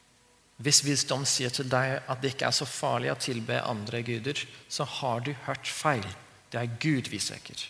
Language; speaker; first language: Norwegian; non-native, fluent; English